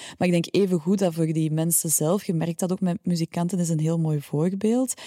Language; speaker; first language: Dutch; native; Dutch